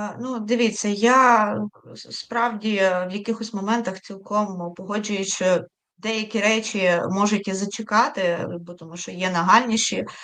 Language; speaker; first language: Ukrainian; native; Ukrainian